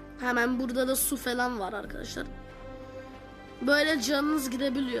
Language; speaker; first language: Turkish; native; Turkish